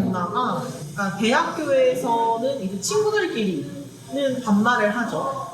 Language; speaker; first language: Korean; native; Korean